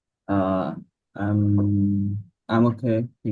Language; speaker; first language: English; non-native, learner; Vietnamese